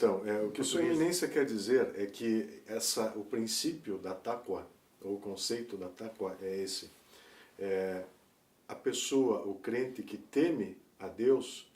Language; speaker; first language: Portuguese; native; Portuguese